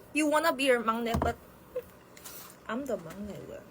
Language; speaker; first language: English; non-native, learner; Korean